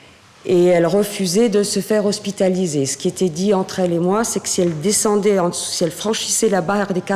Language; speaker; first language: French; native; French